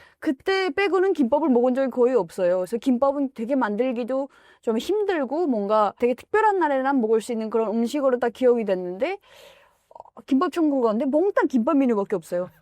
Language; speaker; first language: Korean; native; Korean